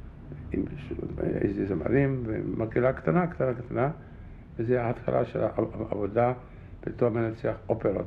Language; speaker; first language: Hebrew; non-native, fluent; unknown